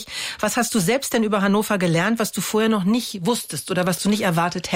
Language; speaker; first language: German; native; German